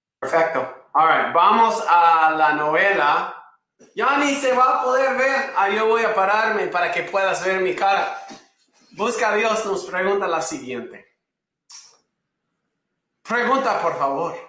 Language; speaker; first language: Spanish; non-native, fluent; English